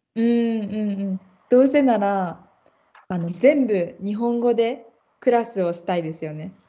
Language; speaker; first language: Japanese; native; Japanese